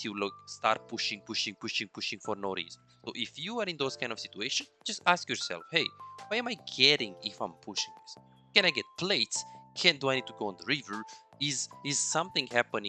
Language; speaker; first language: English; non-native, fluent; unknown